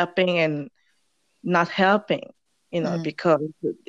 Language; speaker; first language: English; non-native, fluent; French